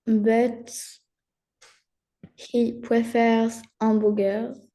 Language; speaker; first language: English; non-native, learner; French